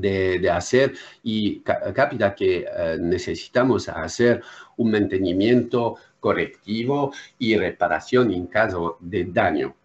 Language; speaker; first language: Spanish; non-native, learner; French